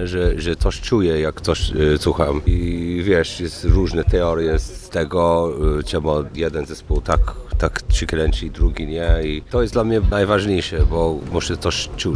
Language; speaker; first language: Polish; non-native, learner; English